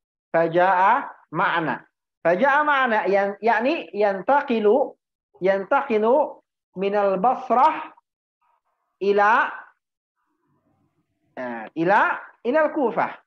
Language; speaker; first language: Arabic; non-native, fluent; Indonesian